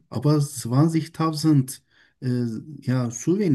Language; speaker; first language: German; non-native, learner; Turkish